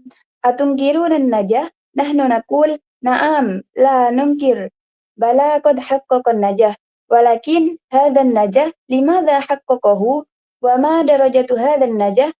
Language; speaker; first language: Arabic; non-native, learner; Indonesian